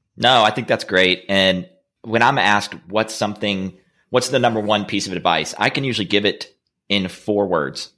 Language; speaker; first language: English; native; English